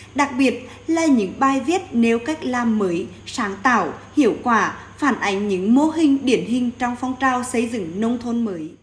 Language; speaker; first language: Vietnamese; non-native, local second language; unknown